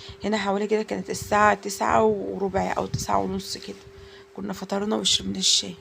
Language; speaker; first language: Arabic; native; Arabic